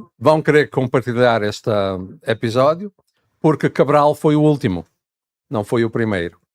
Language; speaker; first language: Portuguese; native; Portuguese